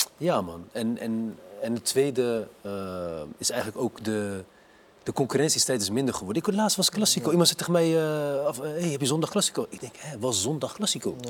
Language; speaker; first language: Dutch; early bilingual, other home language; Arabic